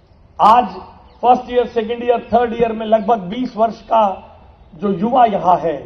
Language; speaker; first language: Hindi; native; Hindi